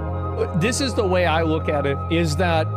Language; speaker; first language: English; native; English